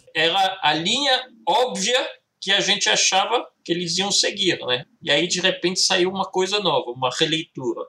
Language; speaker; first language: Portuguese; early bilingual, heritage; Portuguese